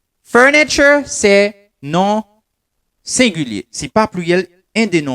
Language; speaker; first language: French; non-native, local second language; Haitian Creole